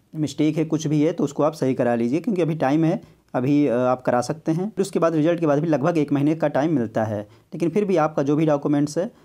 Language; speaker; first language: Hindi; native; Hindi